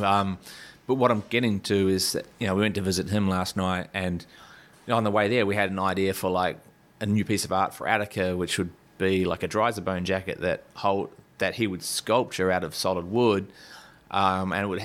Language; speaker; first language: English; native; English